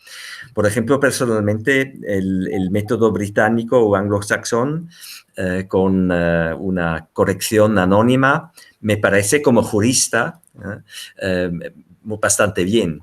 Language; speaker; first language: Spanish; non-native, fluent; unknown